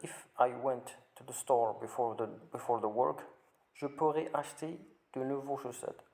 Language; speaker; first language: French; non-native, learner; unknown